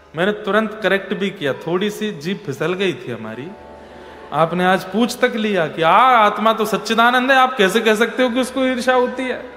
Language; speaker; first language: Hindi; native; Hindi